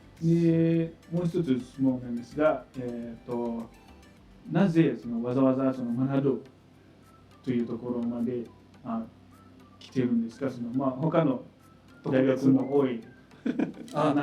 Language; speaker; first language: Japanese; non-native, fluent; Indonesian